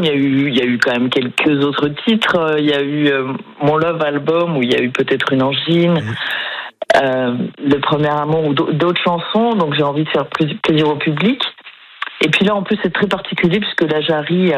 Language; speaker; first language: French; native; French